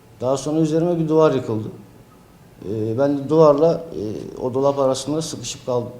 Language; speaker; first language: Turkish; native; Turkish